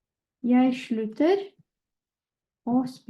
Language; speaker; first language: Norwegian; non-native, fluent; Lithuanian